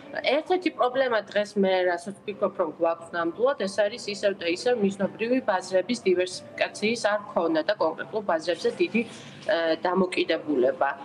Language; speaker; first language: Georgian; native; Georgian